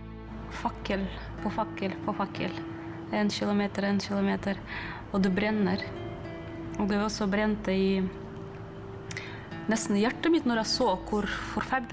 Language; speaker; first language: Norwegian; non-native, fluent; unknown